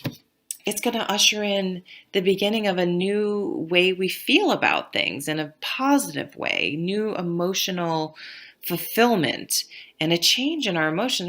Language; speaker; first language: English; native; English